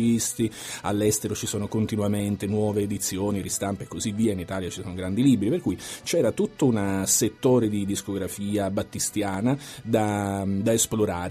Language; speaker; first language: Italian; native; Italian